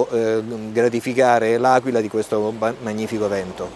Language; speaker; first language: Italian; native; Italian